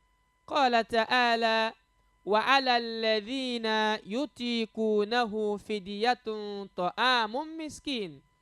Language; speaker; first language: Arabic; non-native, fluent; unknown